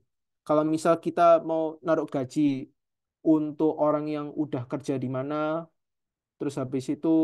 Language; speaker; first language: Indonesian; native; Indonesian